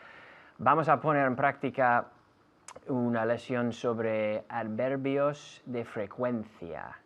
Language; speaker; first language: Spanish; non-native, fluent; English